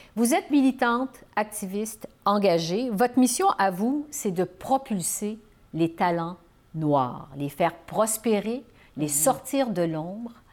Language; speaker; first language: French; native; French